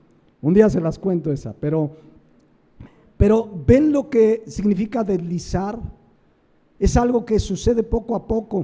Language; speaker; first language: Spanish; native; Spanish